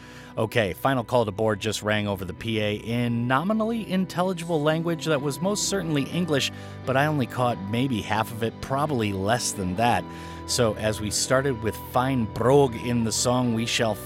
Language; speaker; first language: English; native; English